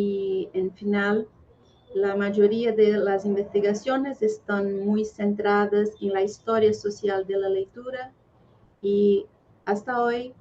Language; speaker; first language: Spanish; non-native, fluent; Portuguese